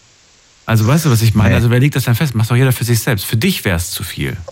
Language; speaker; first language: German; native; German